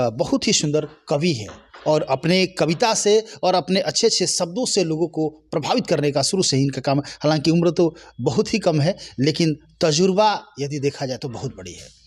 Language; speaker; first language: Hindi; native; Hindi